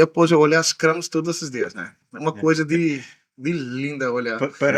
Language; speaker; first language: Portuguese; non-native, learner; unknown